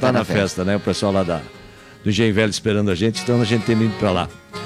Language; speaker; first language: Portuguese; native; Portuguese